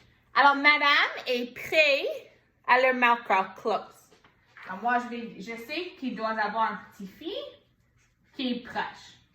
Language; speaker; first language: French; non-native, fluent; English